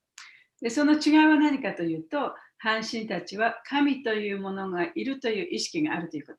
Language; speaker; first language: Japanese; native; Japanese